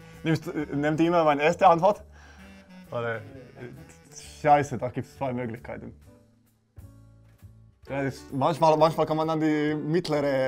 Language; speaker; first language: German; non-native, fluent; Finnish